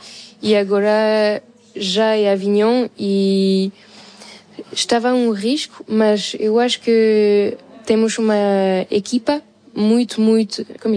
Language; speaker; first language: Portuguese; non-native, fluent; French